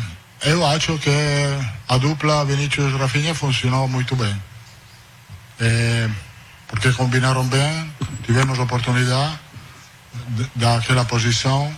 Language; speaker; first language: Portuguese; non-native, fluent; Italian